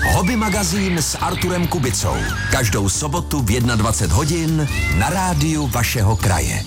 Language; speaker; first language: Czech; native; Czech